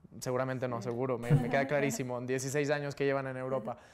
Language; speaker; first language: Spanish; native; Spanish